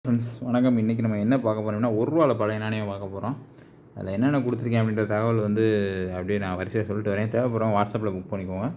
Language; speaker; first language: Tamil; native; Tamil